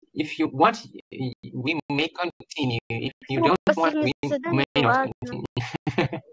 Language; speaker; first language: English; non-native, learner; Russian